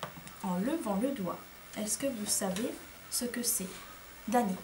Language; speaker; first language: French; native; French